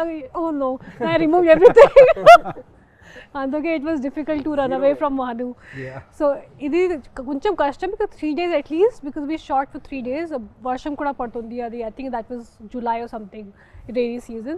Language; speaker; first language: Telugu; non-native, local second language; Hindi